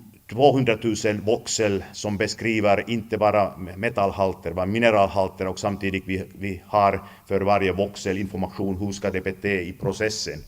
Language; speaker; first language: Swedish; non-native, fluent; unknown